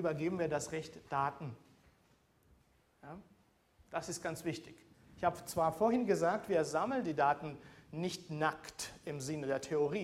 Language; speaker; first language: German; non-native, fluent; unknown